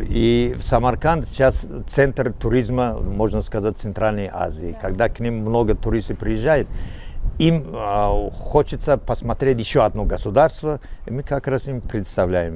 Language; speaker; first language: Russian; non-native, local second language; Tajik